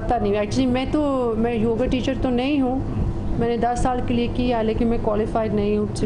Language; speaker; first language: Hindi; non-native, fluent; English